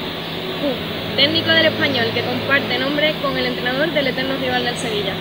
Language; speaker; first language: Spanish; native; Spanish